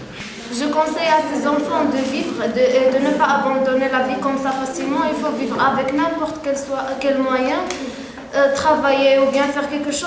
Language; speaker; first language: French; non-native, learner; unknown